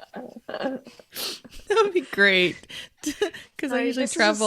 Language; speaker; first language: English; native; English